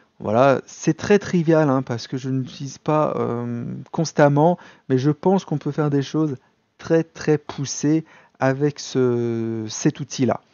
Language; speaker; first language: French; native; French